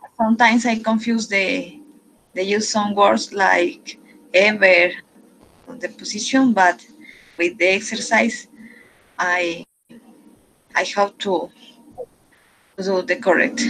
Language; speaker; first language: English; non-native, learner; Spanish